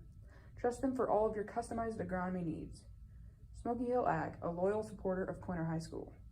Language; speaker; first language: English; native; English